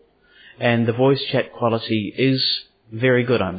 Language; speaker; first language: English; native; English